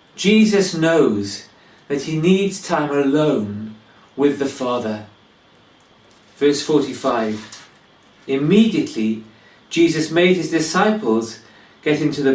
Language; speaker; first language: English; native; English